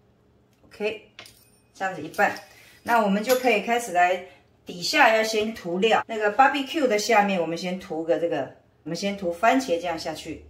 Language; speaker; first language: Chinese; native; Chinese